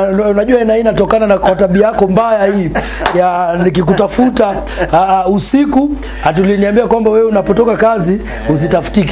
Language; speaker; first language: Swahili; native; Swahili